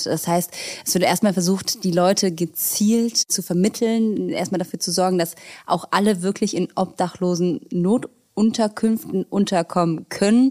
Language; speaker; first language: German; native; German